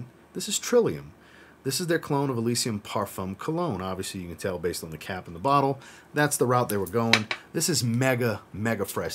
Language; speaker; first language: English; native; English